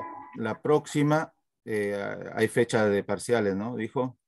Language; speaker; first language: Spanish; native; Spanish